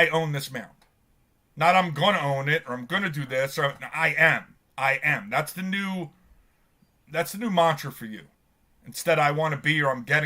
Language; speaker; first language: English; native; English